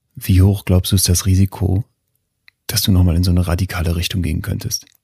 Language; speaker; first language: German; native; German